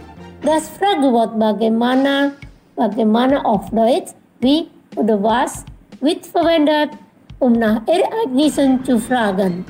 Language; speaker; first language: German; non-native, fluent; Indonesian